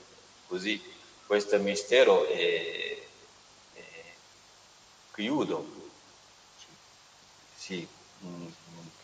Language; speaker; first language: Italian; non-native, learner; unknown